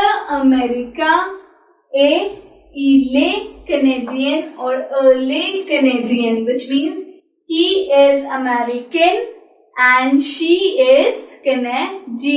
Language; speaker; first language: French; non-native, fluent; Hindi